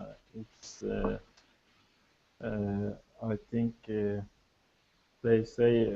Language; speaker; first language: English; non-native, learner; Turkish